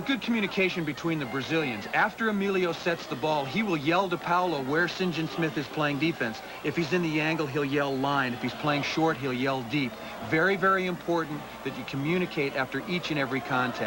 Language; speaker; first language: English; native; English